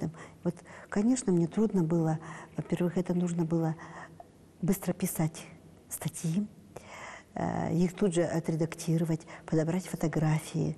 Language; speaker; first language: Russian; non-native, local second language; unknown